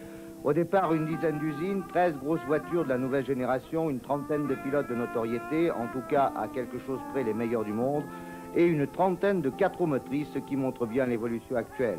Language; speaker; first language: French; native; French